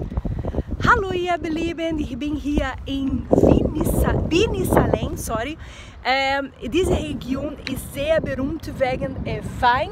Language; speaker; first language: German; non-native, fluent; Portuguese